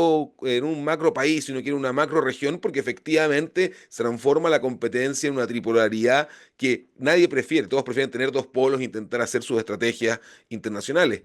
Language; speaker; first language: Spanish; native; Spanish